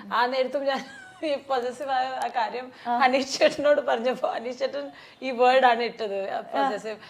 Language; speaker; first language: Malayalam; early bilingual, heritage; Malayalam